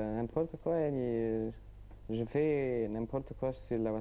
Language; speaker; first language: French; non-native, learner; Arabic